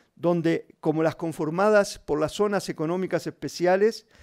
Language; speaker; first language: Spanish; native; Spanish